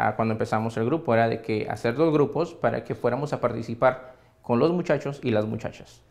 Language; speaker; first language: Spanish; native; Spanish